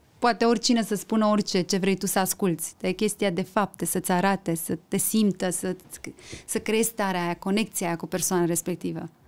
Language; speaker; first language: Romanian; early bilingual, heritage; Romanian